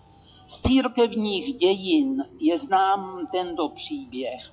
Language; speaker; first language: Czech; native; Czech